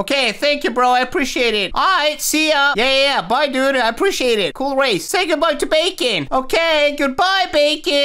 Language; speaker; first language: English; native; English